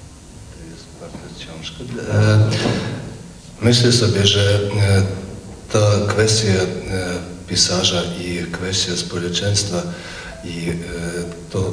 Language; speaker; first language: Polish; non-native, learner; Ukrainian